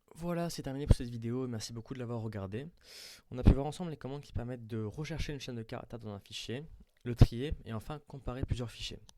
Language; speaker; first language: French; native; French